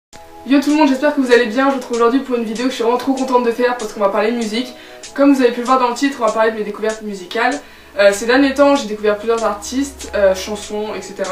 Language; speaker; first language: French; native; French